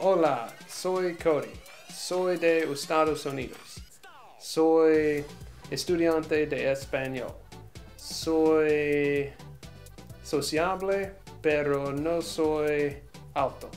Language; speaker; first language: Spanish; non-native, learner; English